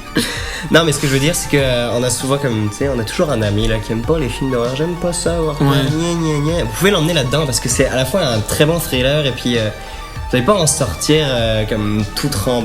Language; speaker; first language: French; native; French